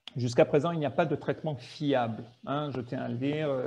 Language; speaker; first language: French; native; French